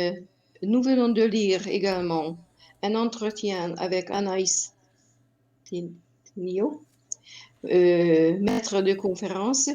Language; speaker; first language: French; non-native, fluent; Hungarian